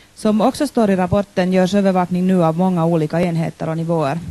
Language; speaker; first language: Swedish; non-native, local second language; Finnish